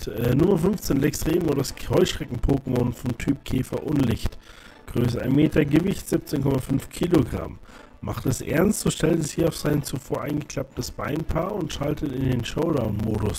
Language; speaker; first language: German; native; German